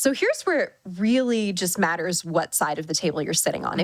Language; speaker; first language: English; native; English